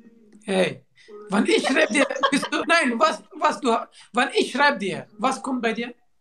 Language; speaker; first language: German; non-native, learner; Arabic